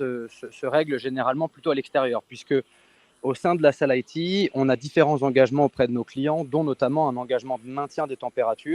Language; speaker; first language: French; native; French